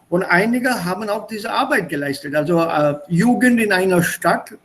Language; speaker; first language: German; non-native, fluent; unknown